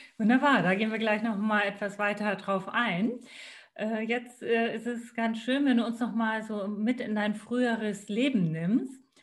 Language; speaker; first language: German; native; German